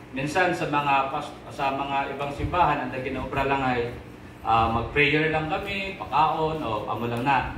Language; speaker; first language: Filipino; non-native, local second language; Aklanon